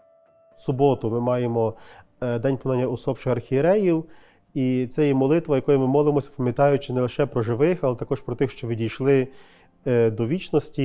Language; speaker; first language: Ukrainian; native; Ukrainian